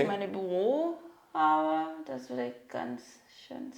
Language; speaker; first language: German; non-native, learner; Spanish